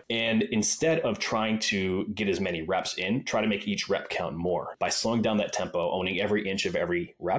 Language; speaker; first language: English; native; English